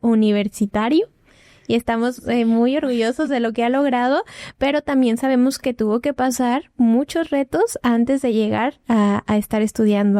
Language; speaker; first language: Spanish; native; Spanish